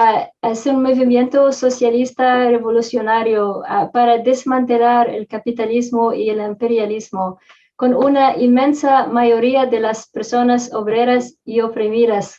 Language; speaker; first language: Spanish; non-native, fluent; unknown